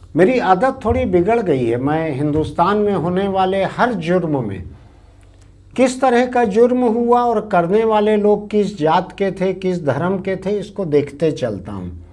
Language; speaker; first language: Hindi; native; Hindi